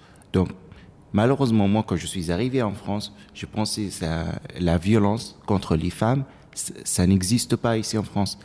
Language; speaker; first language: French; non-native, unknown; Arabic